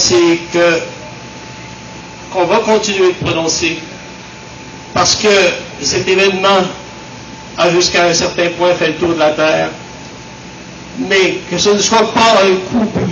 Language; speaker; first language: French; native; French